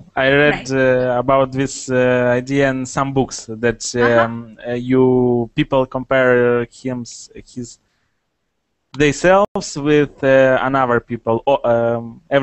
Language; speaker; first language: English; non-native, learner; Russian